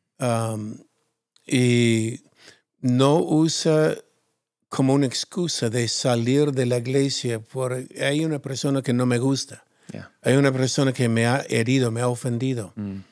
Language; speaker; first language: Spanish; non-native, fluent; English